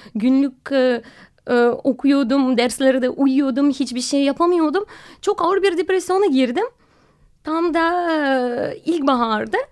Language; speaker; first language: Turkish; non-native, fluent; Russian